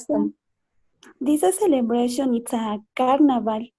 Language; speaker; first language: English; non-native, learner; Spanish